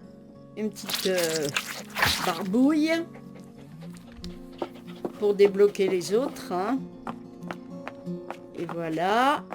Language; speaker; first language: French; native; French